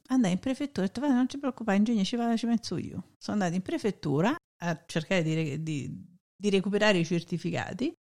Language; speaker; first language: Italian; native; Italian